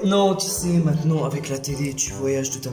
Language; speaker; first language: French; non-native, local second language; Arabic